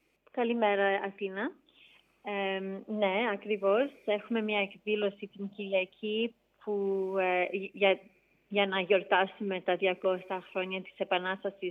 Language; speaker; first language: Greek; early bilingual, heritage; Greek